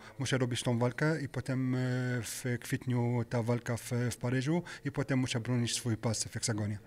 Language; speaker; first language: Polish; non-native, learner; French